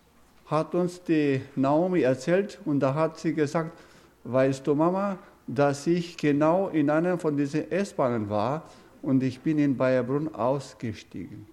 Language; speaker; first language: German; non-native, fluent; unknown